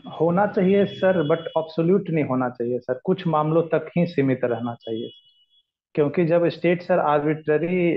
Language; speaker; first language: Hindi; native; Hindi